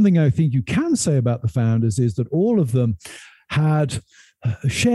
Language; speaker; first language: English; native; English